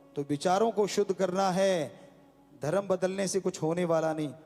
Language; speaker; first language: Hindi; non-native, local second language; Punjabi